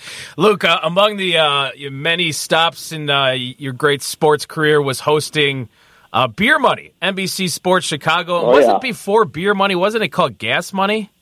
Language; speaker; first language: English; native; English